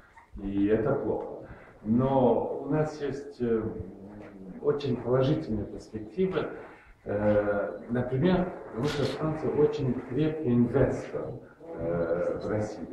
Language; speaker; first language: Russian; non-native, fluent; French